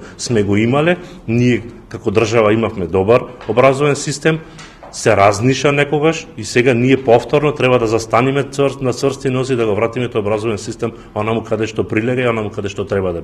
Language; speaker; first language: Macedonian; native; Macedonian